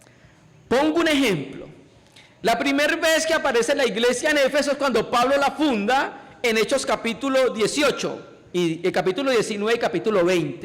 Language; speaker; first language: Spanish; native; Spanish